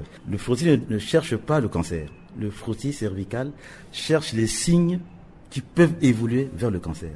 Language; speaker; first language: French; non-native, local second language; Sango